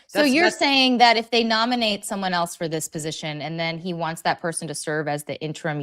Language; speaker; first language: English; native; English